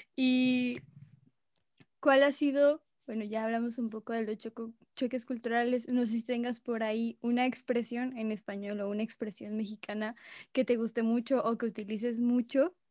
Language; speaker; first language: Spanish; native; Spanish